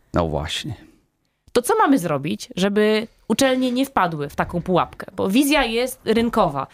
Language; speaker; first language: Polish; native; Polish